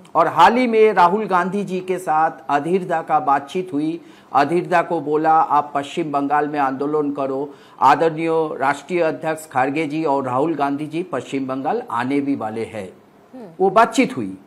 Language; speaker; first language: Hindi; non-native, local second language; Bangla